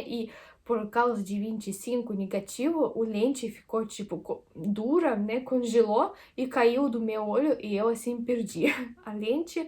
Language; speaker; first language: Portuguese; non-native, fluent; Russian